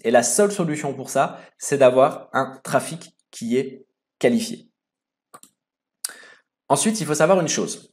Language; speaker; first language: French; native; French